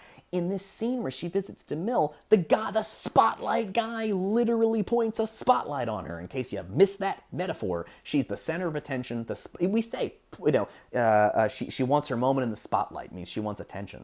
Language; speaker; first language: English; native; English